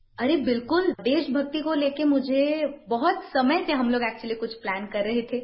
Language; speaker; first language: Hindi; non-native, local second language; Bangla